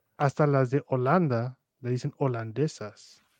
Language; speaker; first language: Spanish; early bilingual, heritage; Spanish